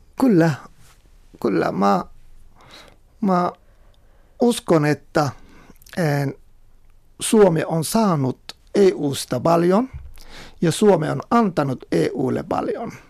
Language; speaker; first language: Finnish; non-native, fluent; Somali